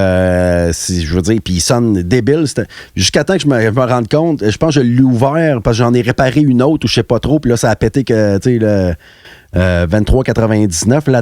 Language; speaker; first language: French; native; French